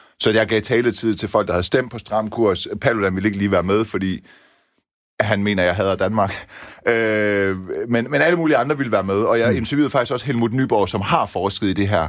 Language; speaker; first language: Danish; early bilingual, other home language; Persian